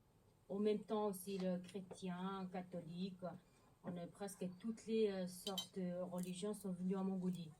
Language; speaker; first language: French; non-native, learner; Mongolian